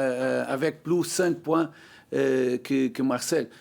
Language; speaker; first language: French; non-native, learner; Portuguese